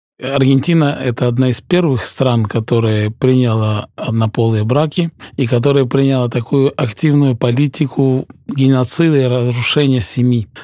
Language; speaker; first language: Russian; early bilingual, heritage; Russian